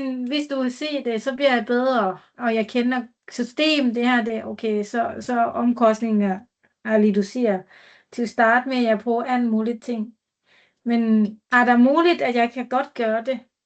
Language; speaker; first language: Danish; non-native, learner; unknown